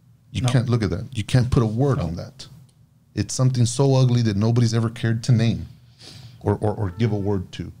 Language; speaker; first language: English; early bilingual, other home language; Spanish